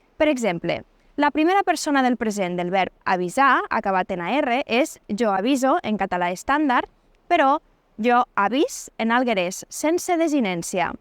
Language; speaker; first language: Catalan; native; Catalan